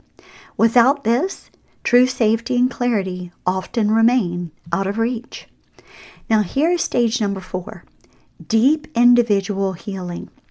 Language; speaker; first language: English; native; English